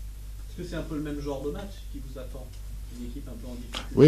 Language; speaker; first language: French; native; French